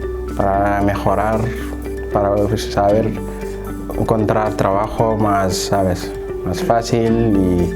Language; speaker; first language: Spanish; non-native, learner; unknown